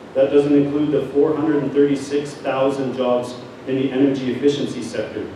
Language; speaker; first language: English; native; English